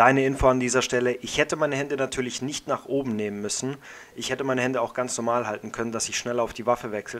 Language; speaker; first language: German; native; German